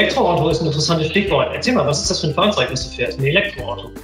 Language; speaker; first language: German; native; German